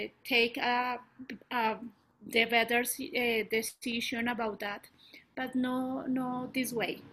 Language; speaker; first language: English; non-native, learner; Spanish